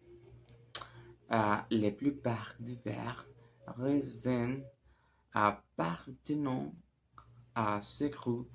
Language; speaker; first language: French; non-native, learner; Spanish